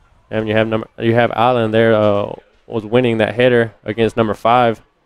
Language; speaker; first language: English; early bilingual, other home language; Spanish